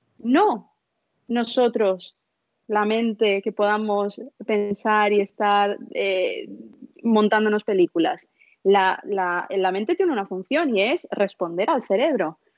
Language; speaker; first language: Spanish; early bilingual, other home language; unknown